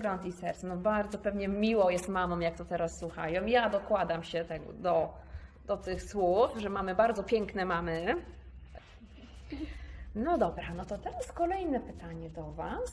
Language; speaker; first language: Polish; native; Polish